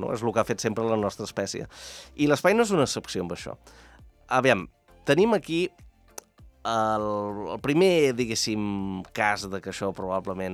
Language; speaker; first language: Catalan; native; Catalan